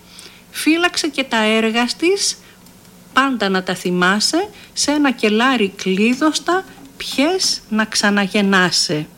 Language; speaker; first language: Greek; native; Greek